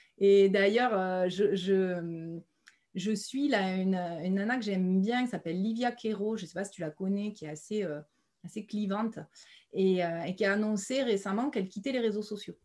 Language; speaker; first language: French; native; French